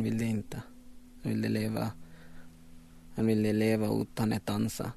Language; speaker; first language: Swedish; non-native, learner; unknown